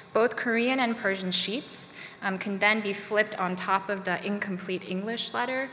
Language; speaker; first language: English; native; English